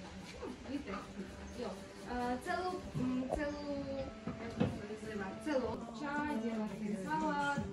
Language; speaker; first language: Czech; non-native, learner; Kara-Kalpak